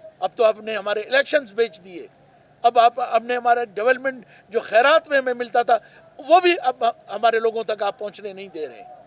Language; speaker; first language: Urdu; non-native, local second language; Baluchi